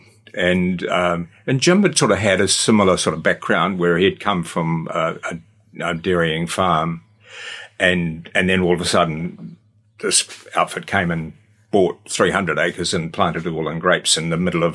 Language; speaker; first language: English; native; English